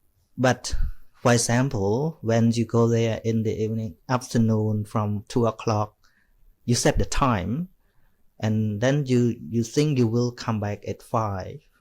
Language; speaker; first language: English; non-native, fluent; Khmer